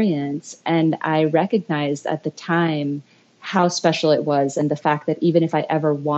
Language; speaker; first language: English; native; English